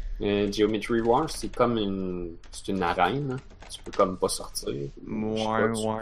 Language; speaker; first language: French; native; French